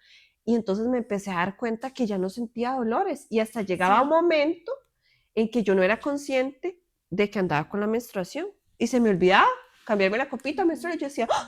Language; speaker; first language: Spanish; native; Spanish